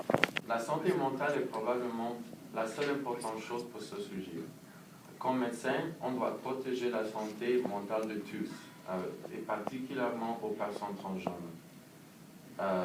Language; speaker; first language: French; non-native, learner; English